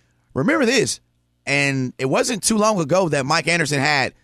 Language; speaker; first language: English; native; English